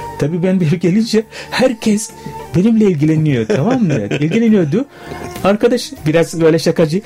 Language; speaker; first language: Turkish; non-native, fluent; Arabic